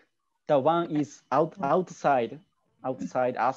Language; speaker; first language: English; non-native, learner; Japanese